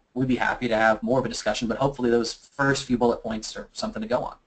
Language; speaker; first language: English; native; English